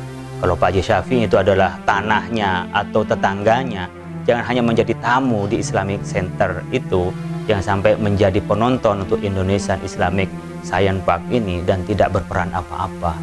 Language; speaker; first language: Indonesian; non-native, local second language; Madurese